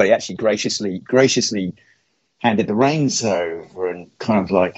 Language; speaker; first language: English; native; English